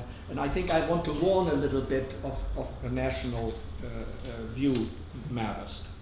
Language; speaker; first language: English; non-native, fluent; German